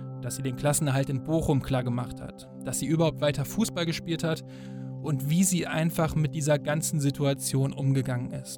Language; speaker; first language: German; native; German